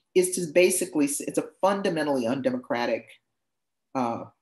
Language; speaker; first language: English; native; English